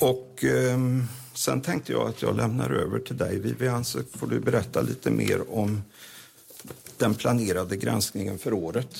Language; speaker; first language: Swedish; native; Swedish